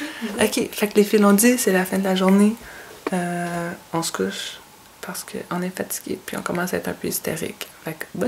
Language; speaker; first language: French; native; French